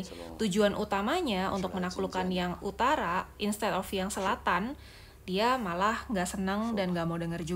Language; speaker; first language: Indonesian; native; Indonesian